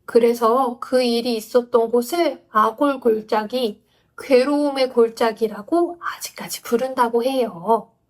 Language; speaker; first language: Korean; native; Korean